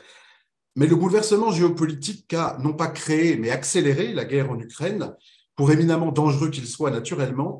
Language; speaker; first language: French; native; French